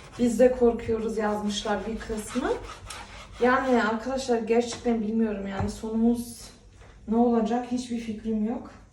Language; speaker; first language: Turkish; early bilingual, heritage; Turkish